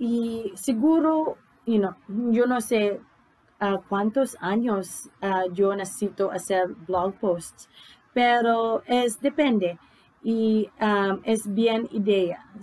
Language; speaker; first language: Spanish; non-native, learner; English